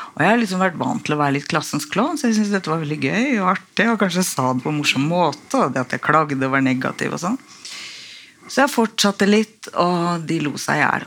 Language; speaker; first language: Norwegian; native; Norwegian